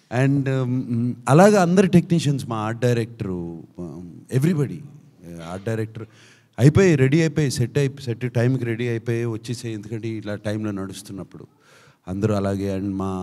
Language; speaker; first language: Telugu; native; Telugu